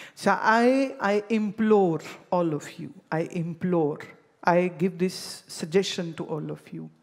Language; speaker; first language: English; non-native, local second language; Hindi